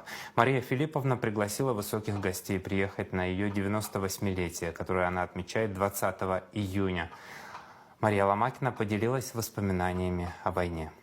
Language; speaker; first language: Russian; native; Russian